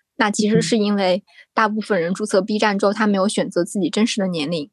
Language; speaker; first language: Chinese; native; Chinese